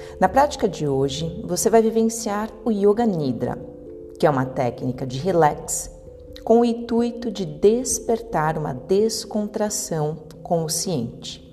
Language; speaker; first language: Portuguese; native; Portuguese